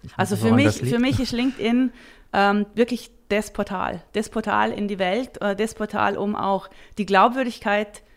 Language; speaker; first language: German; native; German